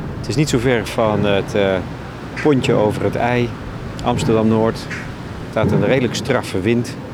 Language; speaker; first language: Dutch; native; Dutch